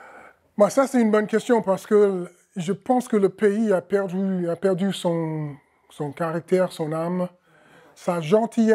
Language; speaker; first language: French; non-native, fluent; English